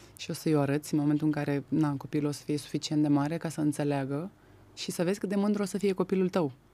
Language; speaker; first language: Romanian; native; Romanian